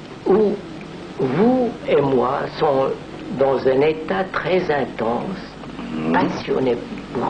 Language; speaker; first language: French; non-native, fluent; Telugu